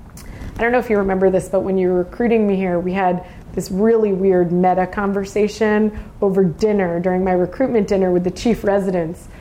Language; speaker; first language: English; native; English